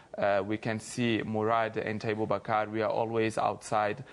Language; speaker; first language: English; non-native, fluent; Portuguese